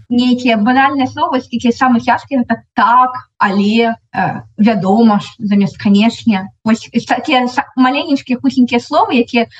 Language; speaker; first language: Belarusian; non-native, local second language; Russian